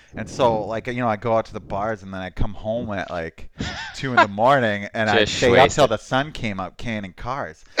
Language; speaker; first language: English; native; English